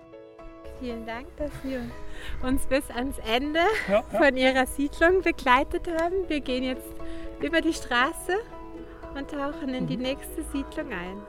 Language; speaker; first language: German; native; German